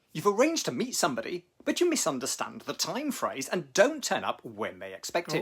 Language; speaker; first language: English; native; English